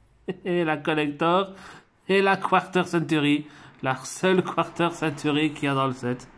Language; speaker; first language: French; native; French